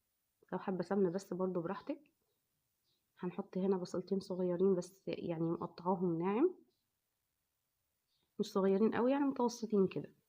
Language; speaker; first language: Arabic; native; Arabic